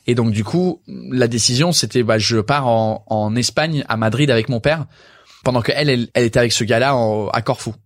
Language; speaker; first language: French; non-native, fluent; English